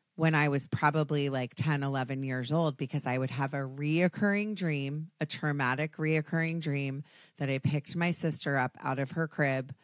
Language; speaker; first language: English; native; English